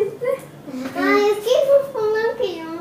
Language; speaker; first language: Spanish; native; Spanish